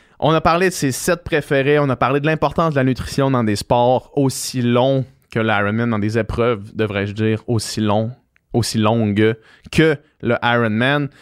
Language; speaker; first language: French; native; French